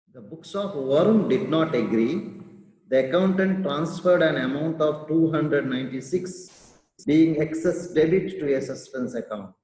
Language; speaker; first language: English; non-native, local second language; Kannada